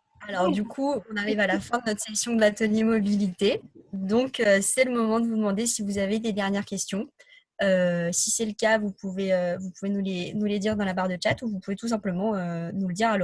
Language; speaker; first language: French; native; French